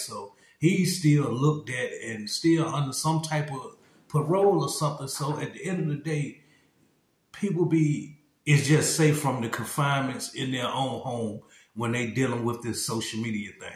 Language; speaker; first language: English; native; English